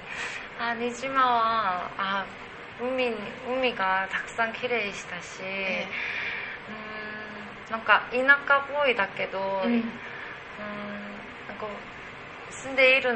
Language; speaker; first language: Japanese; non-native, learner; Korean